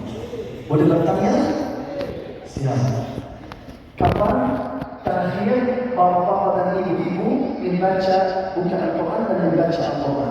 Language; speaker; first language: Indonesian; non-native, fluent; Arabic